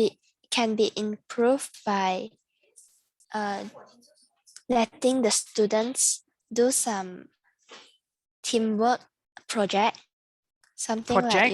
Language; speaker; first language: English; non-native, learner; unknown